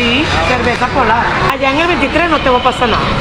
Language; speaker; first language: Spanish; native; Spanish